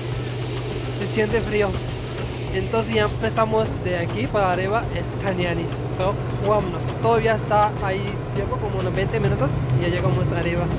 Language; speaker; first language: Spanish; non-native, learner; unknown